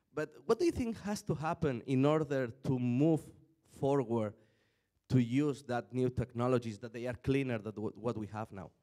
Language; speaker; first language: English; non-native, fluent; Spanish